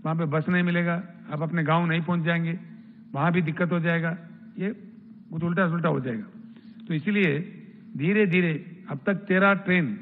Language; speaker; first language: Hindi; non-native, local second language; Telugu